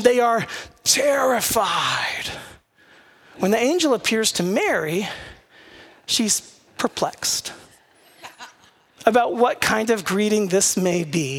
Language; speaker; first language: English; native; English